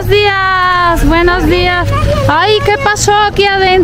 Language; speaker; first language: Spanish; non-native, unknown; Italian